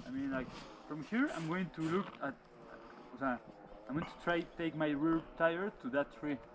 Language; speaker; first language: English; non-native, fluent; Spanish